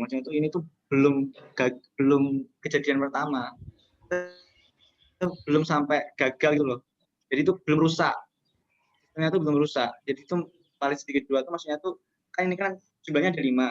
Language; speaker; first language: Indonesian; native; Indonesian